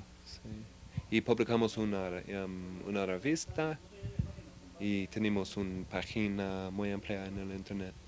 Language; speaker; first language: Spanish; non-native, fluent; English